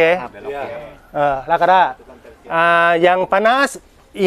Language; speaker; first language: Indonesian; non-native, learner; Thai